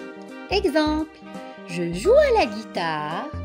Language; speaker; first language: French; non-native, local second language; Arabic